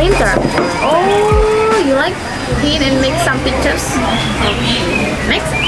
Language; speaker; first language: English; non-native, learner; Indonesian